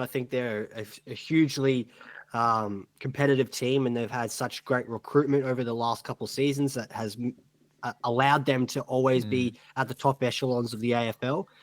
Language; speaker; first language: English; native; English